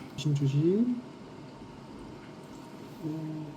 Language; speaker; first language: Korean; native; Korean